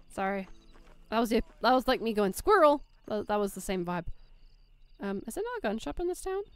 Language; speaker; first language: English; native; English